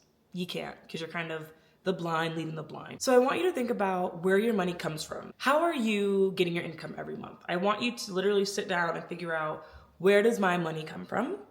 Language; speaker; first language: English; native; English